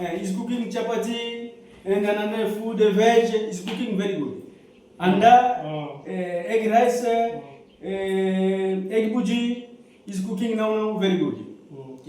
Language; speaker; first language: English; non-native, learner; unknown